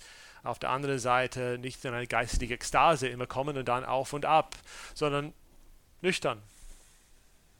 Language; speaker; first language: German; non-native, fluent; English